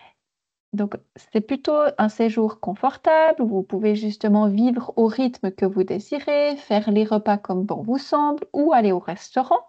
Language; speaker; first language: French; native; French